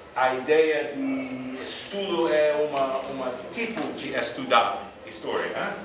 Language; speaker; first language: Spanish; non-native, learner; English